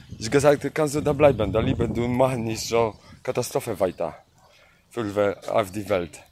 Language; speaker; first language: German; non-native, learner; Polish